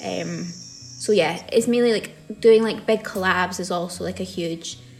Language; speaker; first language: English; native; English